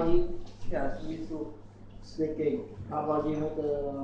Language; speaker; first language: English; non-native, learner; Vietnamese